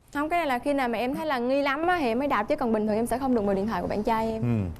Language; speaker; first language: Vietnamese; native; Vietnamese